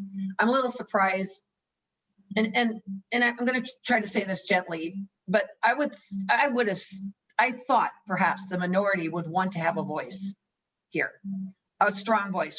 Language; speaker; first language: English; native; English